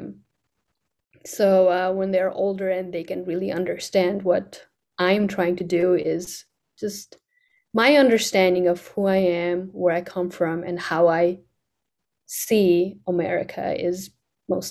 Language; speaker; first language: English; non-native, local second language; Nepali